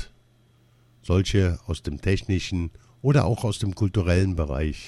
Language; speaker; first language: German; early bilingual, other home language; Arabic